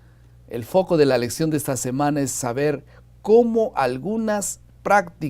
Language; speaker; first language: Spanish; native; Spanish